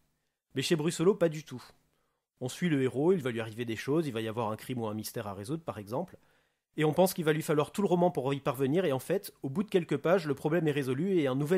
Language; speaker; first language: French; native; French